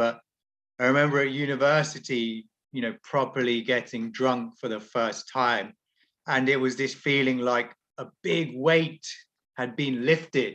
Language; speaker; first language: English; native; English